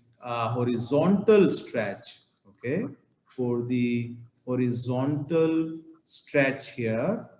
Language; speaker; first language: English; non-native, local second language; Urdu